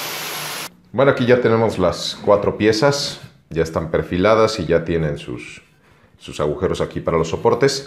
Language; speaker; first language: Spanish; native; Spanish